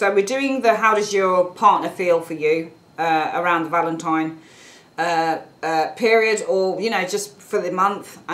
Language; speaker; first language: English; native; English